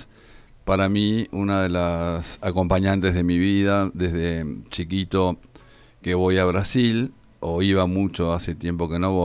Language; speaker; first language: Spanish; native; Spanish